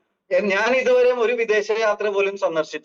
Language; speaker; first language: Malayalam; native; Malayalam